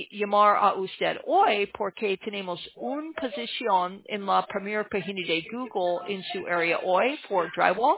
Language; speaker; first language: Spanish; non-native, learner; English